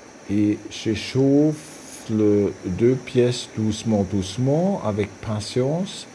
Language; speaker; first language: French; non-native, learner; German